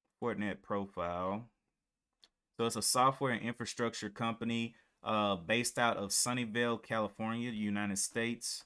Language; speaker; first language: English; native; English